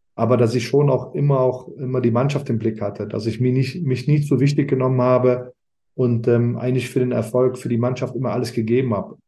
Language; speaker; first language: German; early bilingual, other home language; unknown